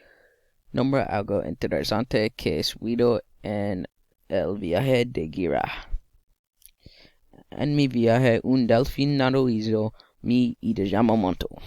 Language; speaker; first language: Spanish; non-native, learner; English